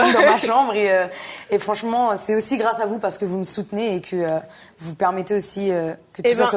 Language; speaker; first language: French; native; French